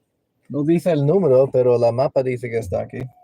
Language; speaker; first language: Spanish; non-native, learner; English